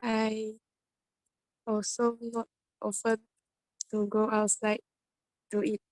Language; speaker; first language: English; non-native, learner; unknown